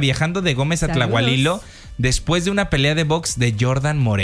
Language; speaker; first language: Spanish; native; Spanish